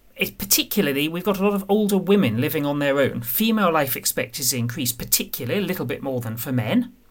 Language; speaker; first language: English; native; English